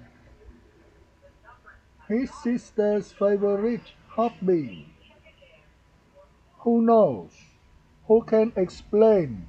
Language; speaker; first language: English; non-native, fluent; Vietnamese